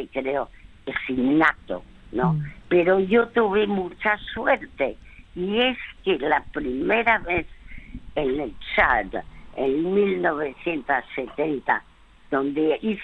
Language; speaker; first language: Spanish; early bilingual, other home language; French